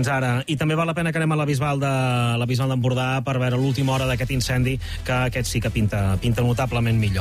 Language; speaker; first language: Catalan; native; Catalan